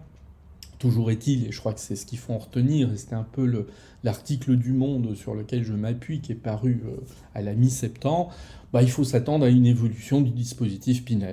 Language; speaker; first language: French; native; French